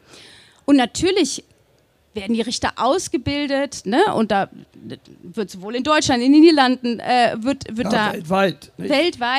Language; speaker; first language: German; native; German